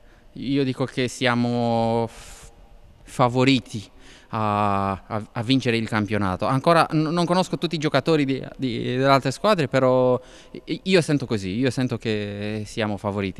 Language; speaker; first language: Italian; non-native, fluent; Romanian